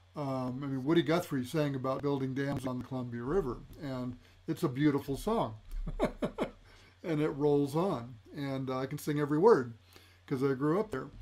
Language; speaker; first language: English; native; English